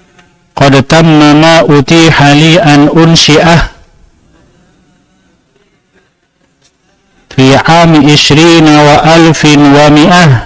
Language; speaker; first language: Arabic; non-native, fluent; Indonesian